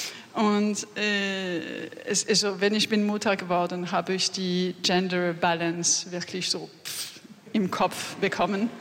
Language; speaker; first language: German; non-native, learner; French